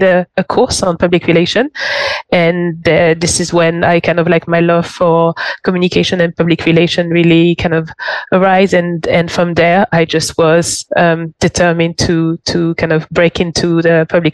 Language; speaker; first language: English; non-native, fluent; French